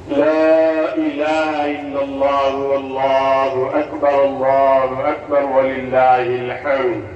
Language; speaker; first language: Arabic; non-native, fluent; Urdu